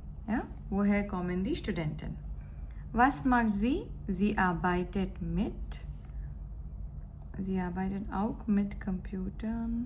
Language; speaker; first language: German; non-native, fluent; Gujarati